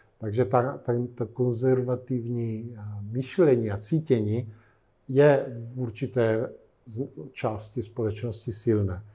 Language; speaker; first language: Czech; non-native, fluent; Italian